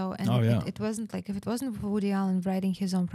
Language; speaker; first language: English; non-native, fluent; Russian